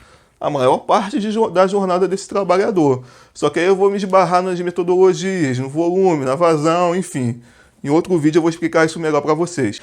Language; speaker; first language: Portuguese; native; Portuguese